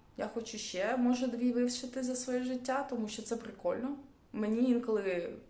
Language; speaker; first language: Ukrainian; non-native, local second language; Russian